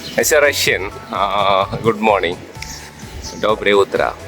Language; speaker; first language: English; non-native, learner; Malayalam